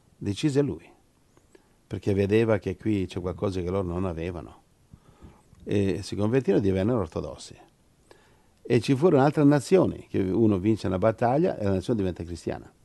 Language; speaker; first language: Italian; native; Italian